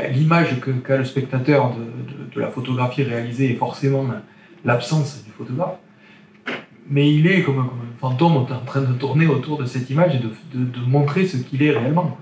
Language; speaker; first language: French; native; French